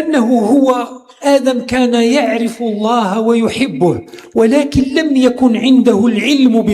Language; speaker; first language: Arabic; native; Arabic